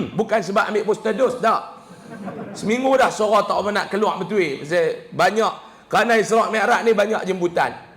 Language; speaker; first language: Malay; native; Malay